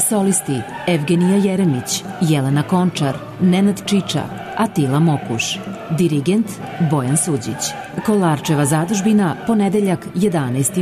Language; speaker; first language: Serbian; native; Serbian